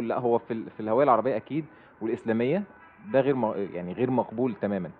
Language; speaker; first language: Arabic; native; Arabic